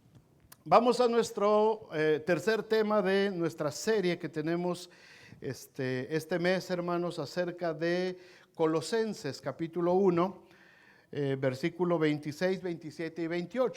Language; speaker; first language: Spanish; native; Spanish